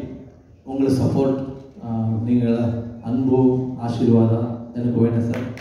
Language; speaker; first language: Tamil; non-native, learner; Kannada